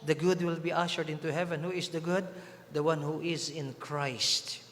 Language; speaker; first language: English; non-native, local second language; Filipino